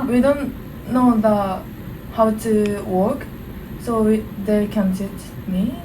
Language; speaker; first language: English; non-native, learner; Japanese